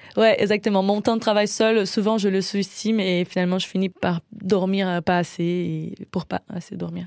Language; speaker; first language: French; non-native, fluent; Portuguese